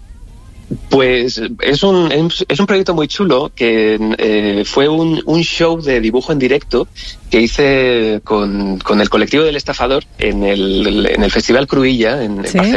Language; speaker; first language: Spanish; native; Spanish